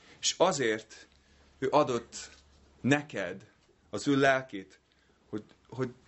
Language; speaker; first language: Hungarian; non-native, fluent; English